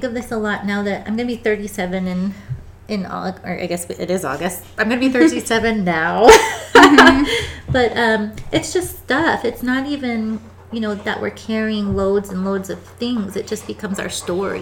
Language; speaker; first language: English; native; English